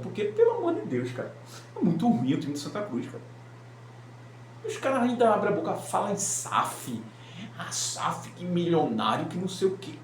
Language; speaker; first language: Portuguese; native; Portuguese